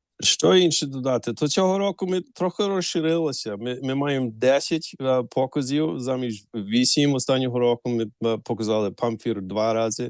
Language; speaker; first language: Ukrainian; early bilingual, heritage; Ukrainian